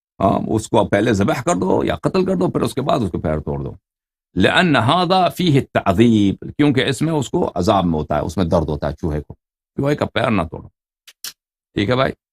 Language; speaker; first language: Urdu; non-native, fluent; Persian